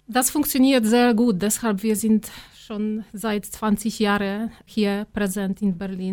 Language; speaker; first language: German; non-native, fluent; Polish